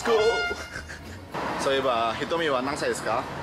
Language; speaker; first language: Japanese; non-native, fluent; Indonesian